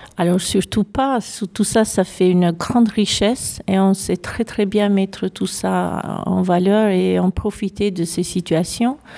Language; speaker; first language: French; native; French